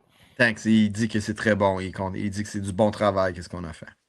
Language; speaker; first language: French; native; French